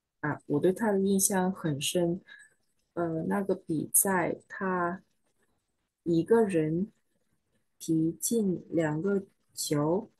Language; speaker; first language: Chinese; non-native, learner; Vietnamese